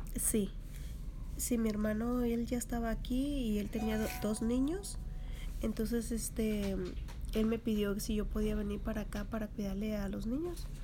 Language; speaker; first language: Spanish; native; Spanish